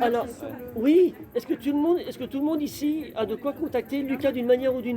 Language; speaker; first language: French; native; French